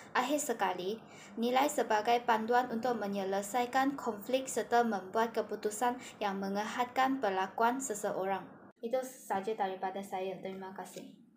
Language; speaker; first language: Malay; non-native, local second language; Chinese